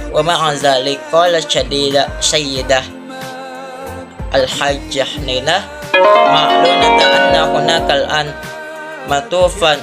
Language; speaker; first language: Arabic; non-native, learner; Indonesian